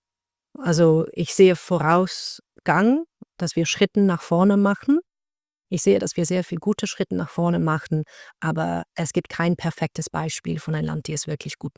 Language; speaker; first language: German; non-native, fluent; Dutch